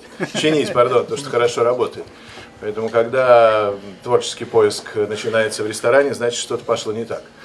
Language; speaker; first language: Russian; native; Russian